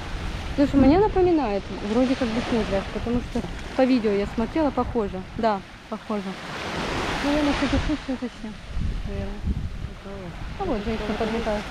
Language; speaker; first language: Russian; native; Russian